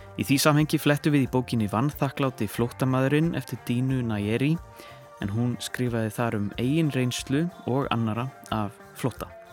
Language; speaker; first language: Icelandic; native; Icelandic